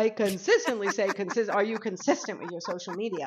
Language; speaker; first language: English; native; English